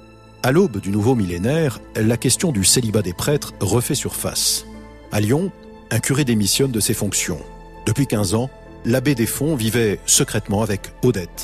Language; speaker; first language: French; native; French